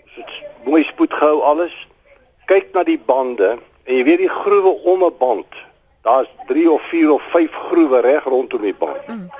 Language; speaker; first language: Afrikaans; native; Afrikaans